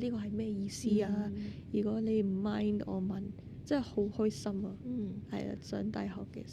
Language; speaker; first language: Cantonese; non-native, fluent; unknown